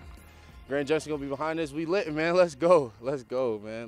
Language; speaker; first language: English; native; English